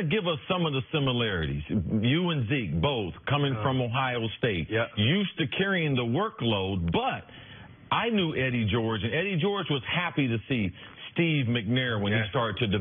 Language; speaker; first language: English; native; English